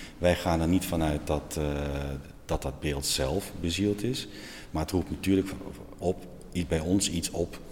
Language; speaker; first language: Dutch; native; Dutch